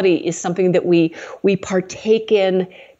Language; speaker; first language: English; native; English